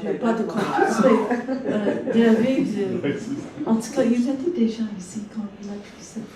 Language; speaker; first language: French; non-native, fluent; English